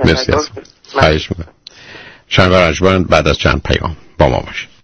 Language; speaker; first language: Persian; native; Persian